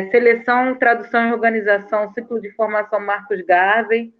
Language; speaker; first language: Portuguese; native; Portuguese